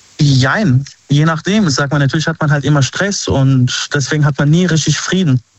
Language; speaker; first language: German; non-native, fluent; Arabic